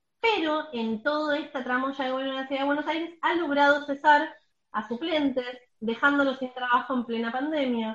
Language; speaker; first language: Spanish; native; Spanish